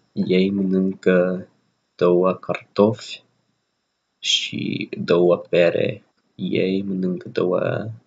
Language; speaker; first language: Romanian; non-native, learner; English